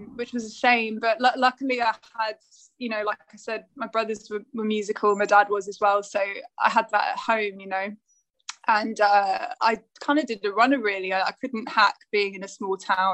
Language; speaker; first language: English; native; English